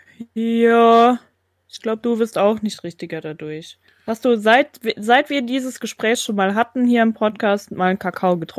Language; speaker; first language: German; native; German